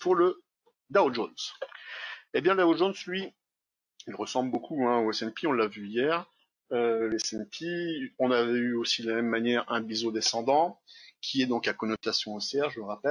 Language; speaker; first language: French; native; French